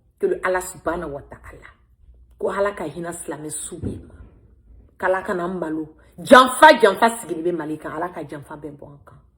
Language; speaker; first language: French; non-native, local second language; Bambara